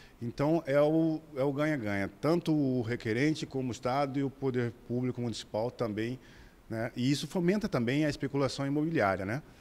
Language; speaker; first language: Portuguese; native; Portuguese